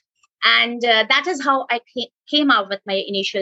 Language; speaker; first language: English; non-native, local second language; Bangla